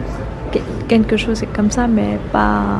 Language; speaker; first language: French; non-native, learner; Vietnamese